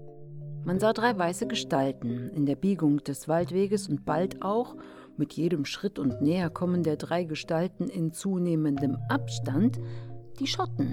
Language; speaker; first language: German; native; German